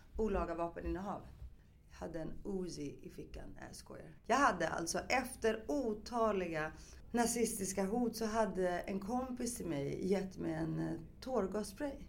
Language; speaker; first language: Swedish; early bilingual, other home language; Greek